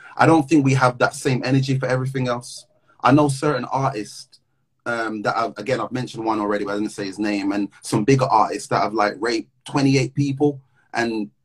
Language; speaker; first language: English; native; English